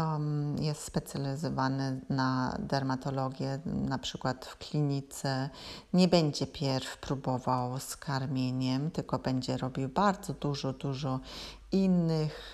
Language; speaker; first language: Polish; non-native, learner; German